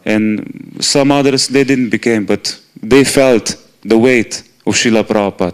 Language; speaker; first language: English; non-native, fluent; Slovenian